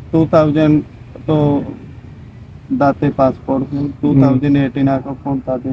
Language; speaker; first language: Filipino; non-native, learner; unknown